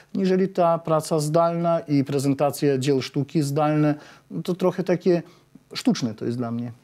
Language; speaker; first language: Polish; native; Polish